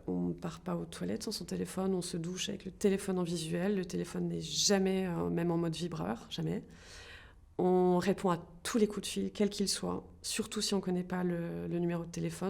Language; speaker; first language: French; native; French